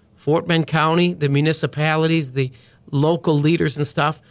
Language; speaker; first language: English; native; English